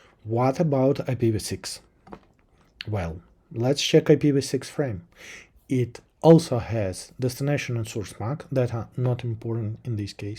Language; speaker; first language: English; non-native, fluent; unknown